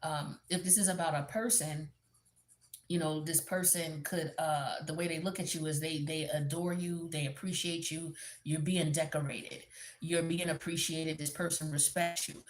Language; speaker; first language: English; native; English